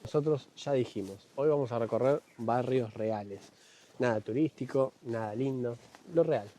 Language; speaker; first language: Spanish; native; Spanish